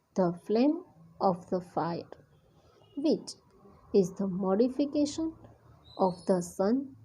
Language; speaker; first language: English; non-native, local second language; Gujarati